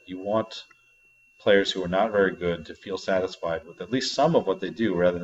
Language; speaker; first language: English; native; English